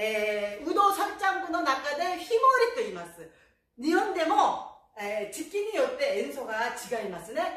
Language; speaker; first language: Japanese; non-native, fluent; Korean